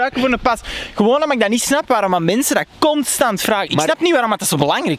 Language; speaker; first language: Dutch; native; Dutch